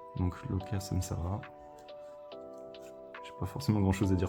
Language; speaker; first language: French; native; French